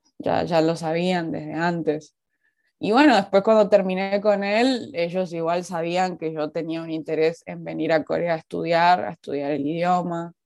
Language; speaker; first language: Spanish; native; Spanish